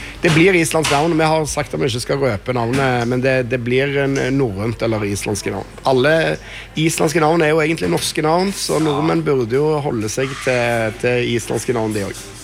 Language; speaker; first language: Norwegian; native; Norwegian